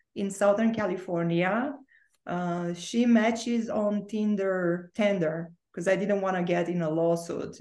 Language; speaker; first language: English; non-native, fluent; Romanian